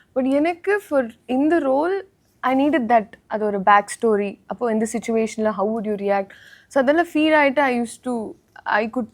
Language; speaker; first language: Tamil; non-native, learner; Telugu